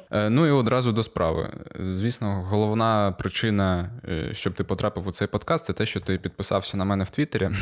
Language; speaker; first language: Ukrainian; native; Ukrainian